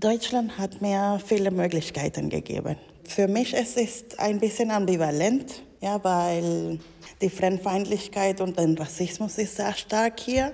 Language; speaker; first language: German; non-native, fluent; Spanish